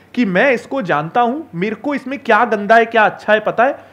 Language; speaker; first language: Hindi; native; Hindi